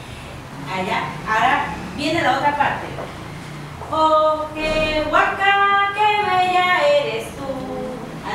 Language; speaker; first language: Spanish; native; Spanish